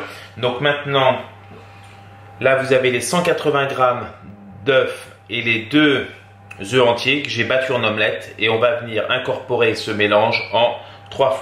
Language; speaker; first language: French; native; French